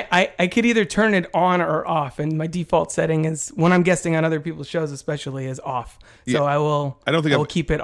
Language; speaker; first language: English; native; English